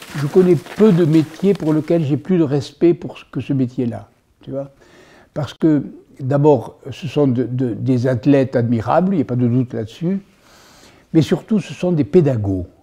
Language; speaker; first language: French; native; French